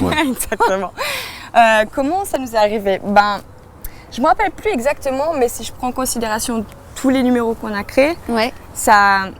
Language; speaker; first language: French; native; French